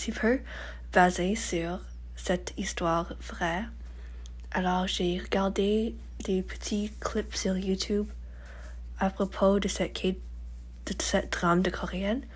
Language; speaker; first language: French; non-native, learner; English